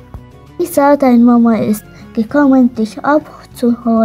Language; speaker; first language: German; non-native, learner; Arabic